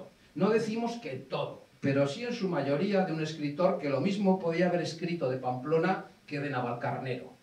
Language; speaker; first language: Spanish; native; Spanish